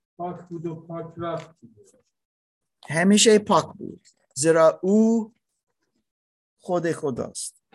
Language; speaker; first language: Persian; non-native, learner; German